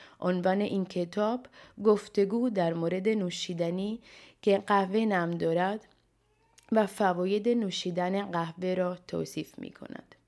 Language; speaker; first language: Persian; non-native, fluent; Italian